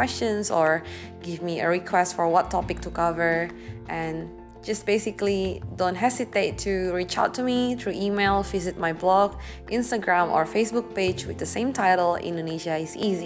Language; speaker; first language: English; non-native, fluent; Indonesian